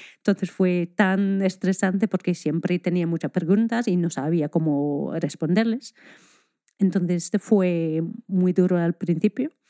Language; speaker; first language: Spanish; non-native, fluent; English